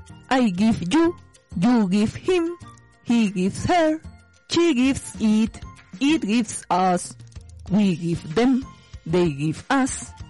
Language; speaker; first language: English; non-native, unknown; Spanish